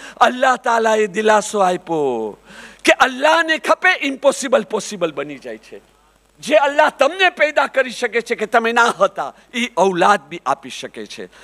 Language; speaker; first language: Gujarati; early bilingual, heritage; Gujarati